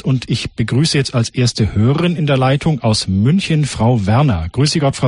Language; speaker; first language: German; native; German